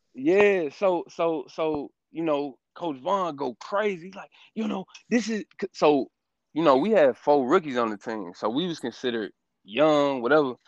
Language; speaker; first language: English; native; English